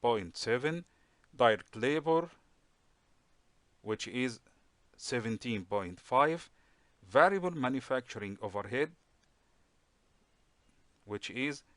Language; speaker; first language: English; non-native, local second language; Arabic